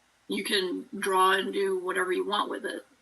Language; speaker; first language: English; native; English